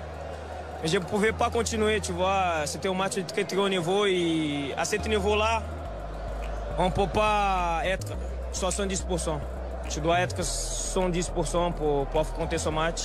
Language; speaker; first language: French; non-native, fluent; Portuguese